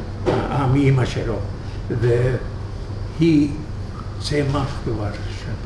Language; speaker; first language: Hebrew; non-native, fluent; Hungarian